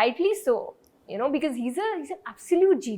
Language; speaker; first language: English; non-native, local second language; Hindi